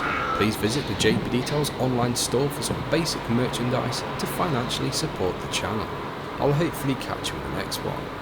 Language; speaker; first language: English; native; English